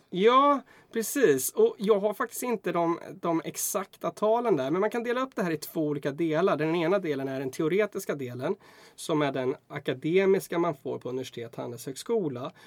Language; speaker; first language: Swedish; native; Swedish